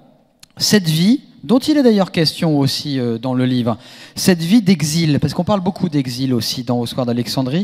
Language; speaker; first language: French; native; French